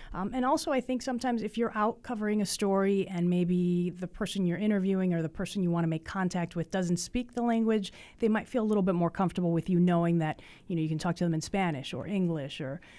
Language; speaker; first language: English; early bilingual, other home language; Spanish